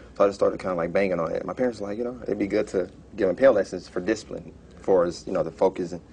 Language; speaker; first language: English; native; English